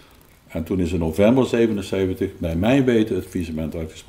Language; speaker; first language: Dutch; native; Dutch